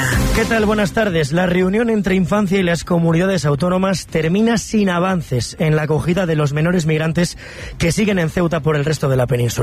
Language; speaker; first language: Spanish; native; Spanish